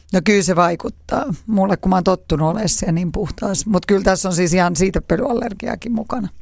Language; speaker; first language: Finnish; native; Finnish